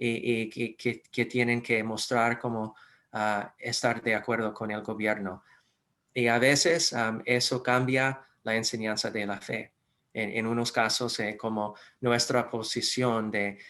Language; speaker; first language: Spanish; non-native, fluent; English